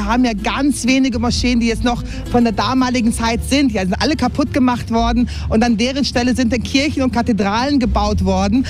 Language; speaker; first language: German; native; German